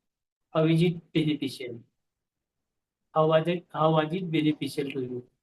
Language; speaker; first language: English; non-native, local second language; Marathi